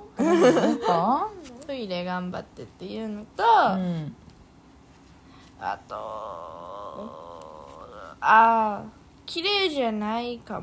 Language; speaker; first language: Japanese; non-native, fluent; Korean